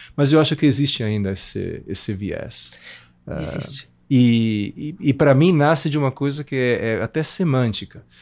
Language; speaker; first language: Portuguese; non-native, fluent; Italian